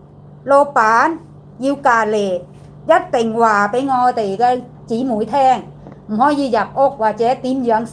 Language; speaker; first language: Cantonese; non-native, learner; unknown